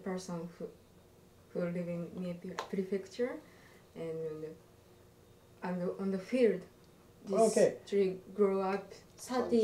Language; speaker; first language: English; non-native, learner; Japanese